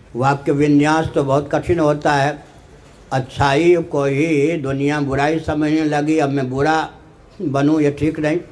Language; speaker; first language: Hindi; non-native, local second language; Maithili